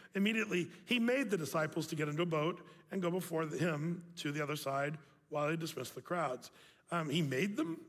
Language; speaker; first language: English; native; English